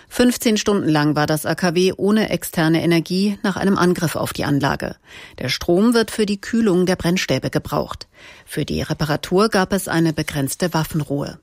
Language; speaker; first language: German; native; German